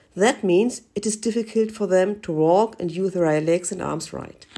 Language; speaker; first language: English; non-native, learner; German